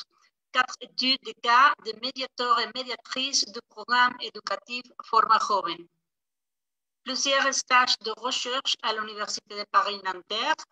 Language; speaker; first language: French; non-native, fluent; Spanish